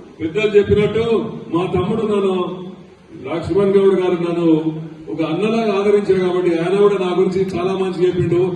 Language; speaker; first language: Telugu; native; Telugu